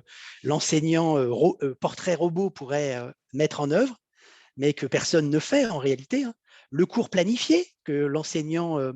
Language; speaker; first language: French; native; French